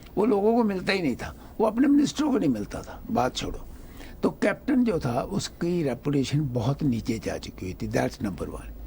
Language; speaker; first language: Urdu; non-native, local second language; Punjabi